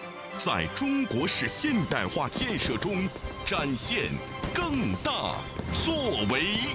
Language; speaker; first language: Chinese; native; Chinese